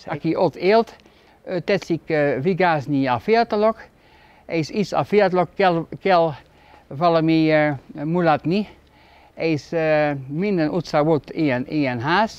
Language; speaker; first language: Hungarian; non-native, learner; Dutch